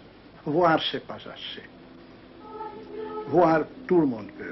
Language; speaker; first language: French; non-native, learner; Hungarian